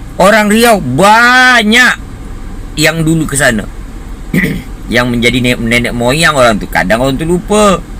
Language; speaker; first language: Indonesian; native; Indonesian